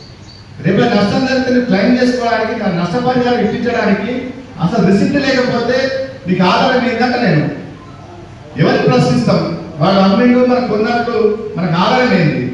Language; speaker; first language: Telugu; native; Telugu